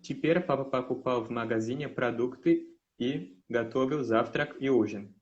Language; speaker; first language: Russian; non-native, learner; Portuguese